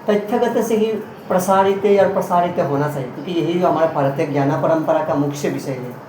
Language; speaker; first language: Hindi; non-native, local second language; Assamese